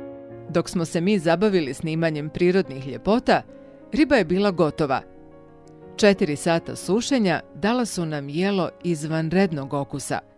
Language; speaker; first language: Bosnian; native; Bosnian